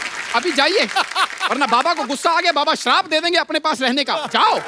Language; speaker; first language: Hindi; native; Hindi